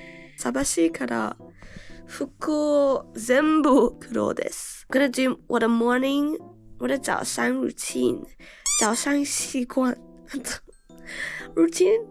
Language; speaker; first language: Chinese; non-native, learner; English